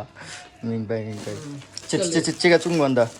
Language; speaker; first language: Chinese; non-native, learner; Bangla